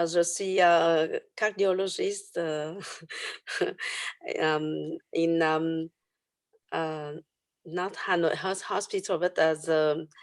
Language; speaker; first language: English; non-native, learner; Vietnamese